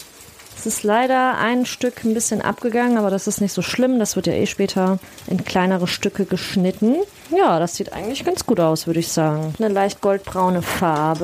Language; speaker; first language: German; native; German